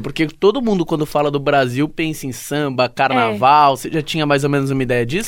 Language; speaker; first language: Portuguese; native; Portuguese